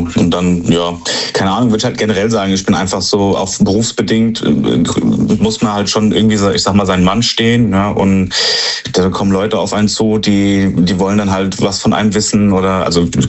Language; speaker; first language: German; native; German